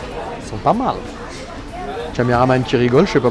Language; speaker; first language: French; native; French